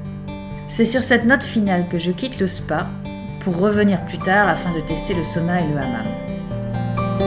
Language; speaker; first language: French; native; French